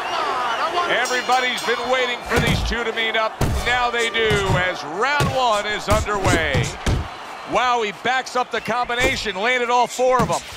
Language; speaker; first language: English; native; English